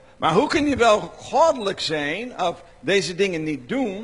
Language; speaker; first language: Dutch; non-native, learner; English